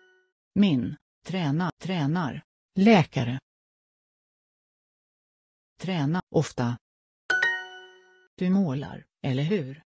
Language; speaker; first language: Swedish; non-native, learner; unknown